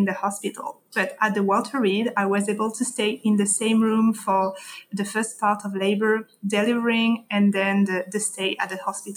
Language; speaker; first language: English; non-native, fluent; French